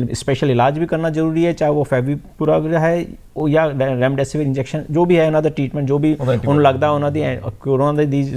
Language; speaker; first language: Hindi; non-native, local second language; Punjabi